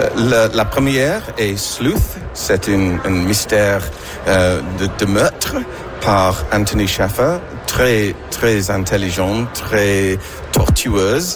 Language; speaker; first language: French; non-native, learner; English